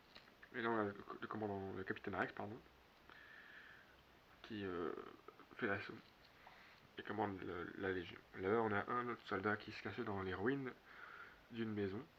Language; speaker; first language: French; native; French